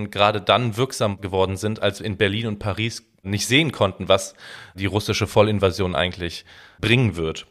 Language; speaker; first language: German; native; German